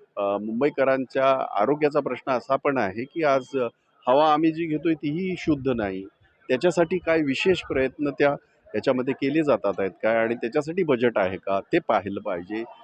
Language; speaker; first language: Marathi; native; Marathi